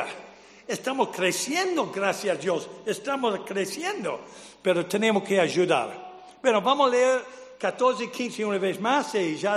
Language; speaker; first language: Spanish; non-native, fluent; English